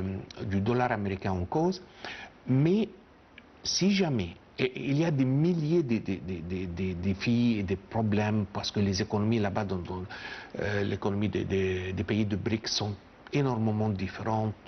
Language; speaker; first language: French; non-native, fluent; Arabic